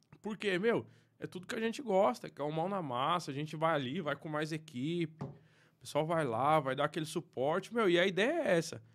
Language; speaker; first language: Portuguese; native; Portuguese